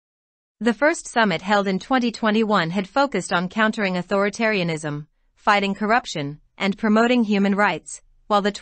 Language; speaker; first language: English; non-native, local second language; Urdu